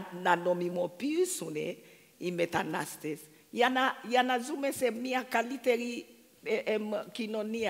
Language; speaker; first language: Greek; non-native, fluent; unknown